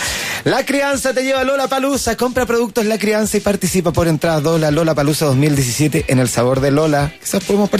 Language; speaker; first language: Spanish; native; Spanish